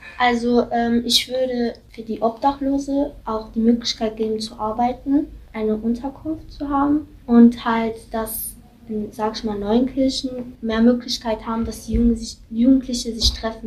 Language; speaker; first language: German; early bilingual, other home language; Italian